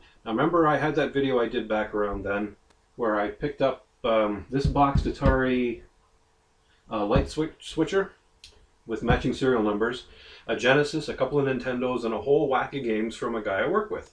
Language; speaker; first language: English; native; English